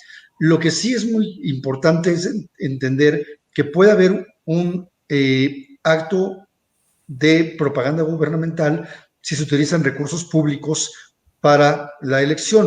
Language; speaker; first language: Spanish; native; Spanish